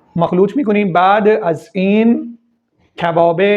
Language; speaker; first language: Persian; non-native, fluent; Urdu